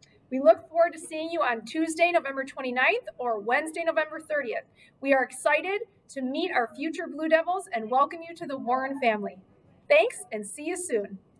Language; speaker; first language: English; native; English